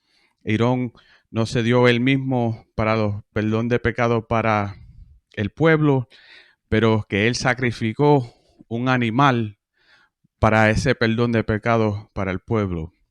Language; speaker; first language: Spanish; early bilingual, heritage; Spanish